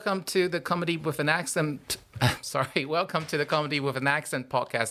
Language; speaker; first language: English; non-native, fluent; Chinese